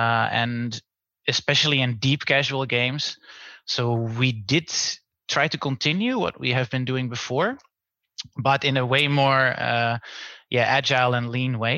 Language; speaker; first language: English; non-native, fluent; Dutch